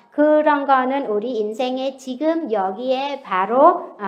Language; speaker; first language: Korean; non-native, fluent; Vietnamese